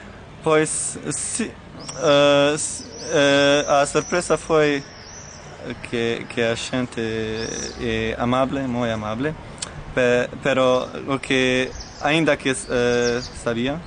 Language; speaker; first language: Portuguese; non-native, learner; Croatian